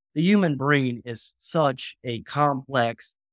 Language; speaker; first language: English; native; English